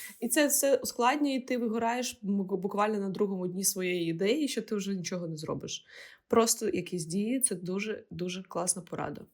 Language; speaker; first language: Ukrainian; non-native, local second language; Russian